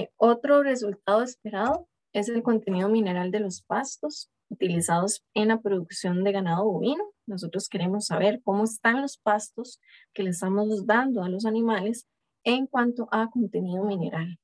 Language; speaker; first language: Spanish; native; Spanish